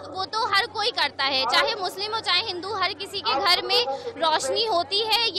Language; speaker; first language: Hindi; native; Hindi